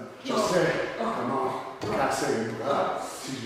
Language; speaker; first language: French; non-native, learner; English